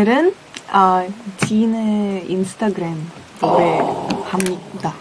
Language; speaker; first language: Korean; non-native, fluent; Russian